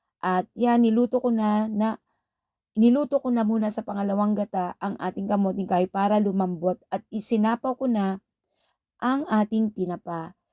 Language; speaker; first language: Filipino; native; Filipino